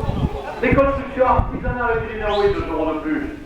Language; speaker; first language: French; native; French